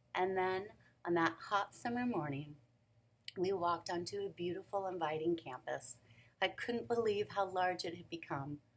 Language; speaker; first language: English; native; English